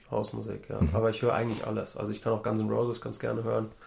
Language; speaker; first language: German; native; German